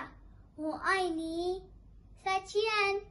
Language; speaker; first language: Chinese; non-native, learner; Arabic